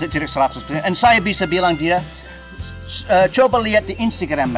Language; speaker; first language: Indonesian; non-native, fluent; English